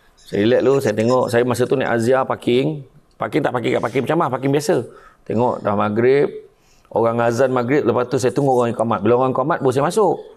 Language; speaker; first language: Malay; native; Malay